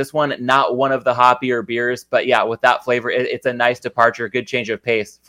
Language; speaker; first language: English; native; English